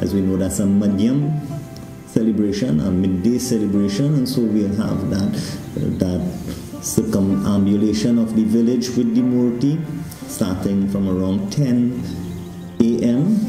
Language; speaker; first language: English; native; English